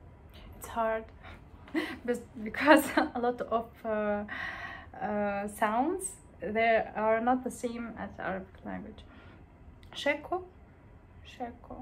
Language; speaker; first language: English; non-native, fluent; Arabic